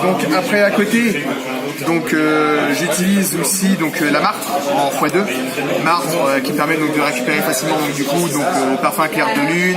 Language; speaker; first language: French; native; French